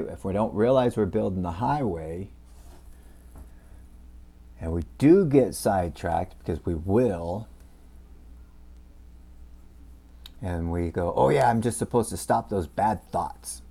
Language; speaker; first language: English; native; English